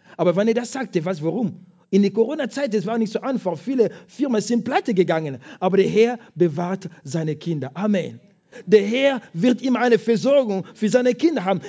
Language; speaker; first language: German; non-native, fluent; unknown